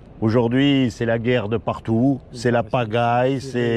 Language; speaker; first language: French; native; French